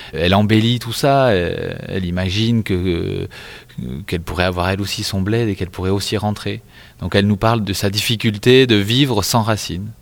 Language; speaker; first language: French; native; French